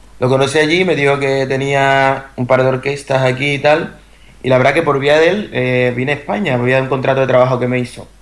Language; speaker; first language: Spanish; native; Spanish